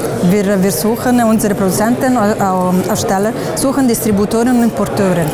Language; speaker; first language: German; non-native, fluent; Italian